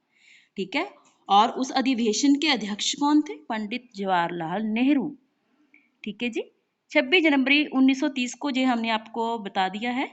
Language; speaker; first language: Hindi; non-native, local second language; Punjabi